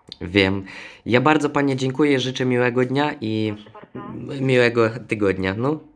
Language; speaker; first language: Polish; non-native, fluent; Ukrainian